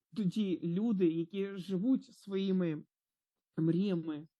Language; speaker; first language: Ukrainian; non-native, fluent; Croatian